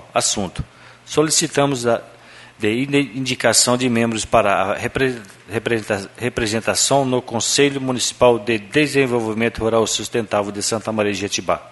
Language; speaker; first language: Portuguese; native; Portuguese